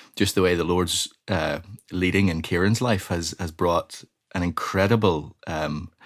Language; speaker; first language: English; native; English